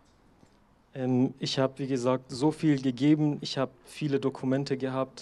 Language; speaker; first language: German; non-native, learner; Persian